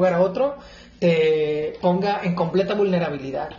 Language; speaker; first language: Spanish; native; Spanish